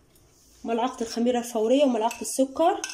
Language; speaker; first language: Arabic; native; Arabic